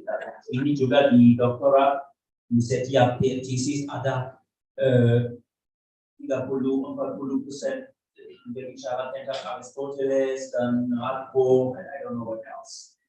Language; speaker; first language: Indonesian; non-native, learner; German